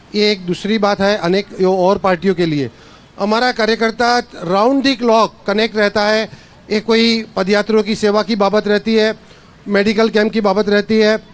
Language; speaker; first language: Hindi; non-native, local second language; Gujarati